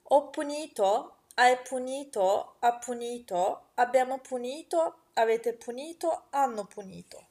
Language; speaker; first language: Italian; non-native, fluent; Turkish